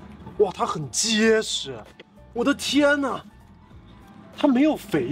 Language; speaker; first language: Chinese; native; Chinese